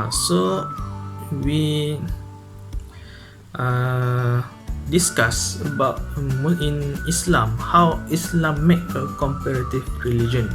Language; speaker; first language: English; non-native, learner; Malay